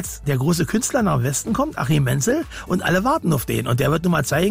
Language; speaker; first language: German; native; German